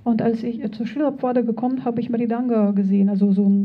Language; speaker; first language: German; non-native, fluent; Russian